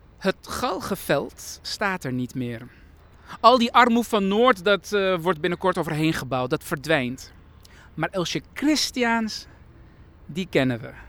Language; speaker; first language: Dutch; early bilingual, other home language; Persian